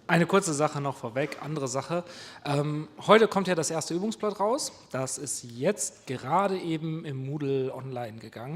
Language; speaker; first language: German; native; German